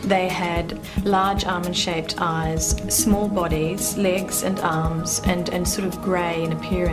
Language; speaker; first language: English; native; English